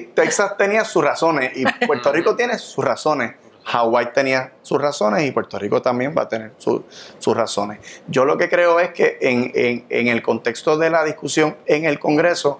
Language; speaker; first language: Spanish; native; Spanish